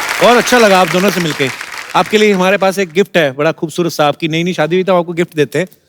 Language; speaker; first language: Hindi; non-native, local second language; Punjabi